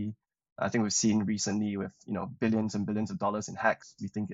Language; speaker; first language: English; non-native, local second language; Chinese